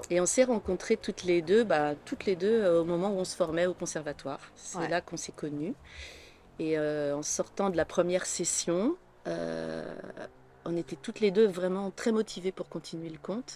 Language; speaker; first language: French; native; French